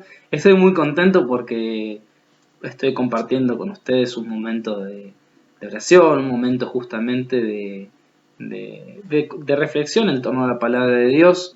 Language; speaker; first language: Spanish; native; Spanish